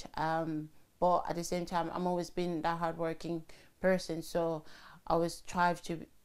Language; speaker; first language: English; early bilingual, other home language; French